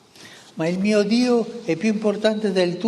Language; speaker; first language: Italian; non-native, fluent; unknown